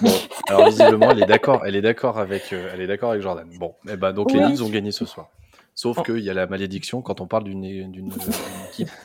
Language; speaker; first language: French; native; French